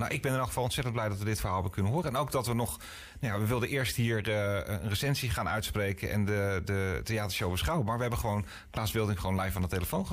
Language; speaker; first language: Dutch; native; Dutch